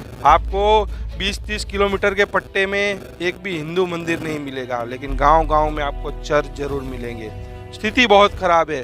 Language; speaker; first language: Hindi; native; Hindi